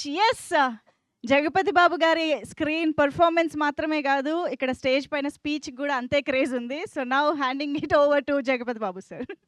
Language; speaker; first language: Telugu; native; Telugu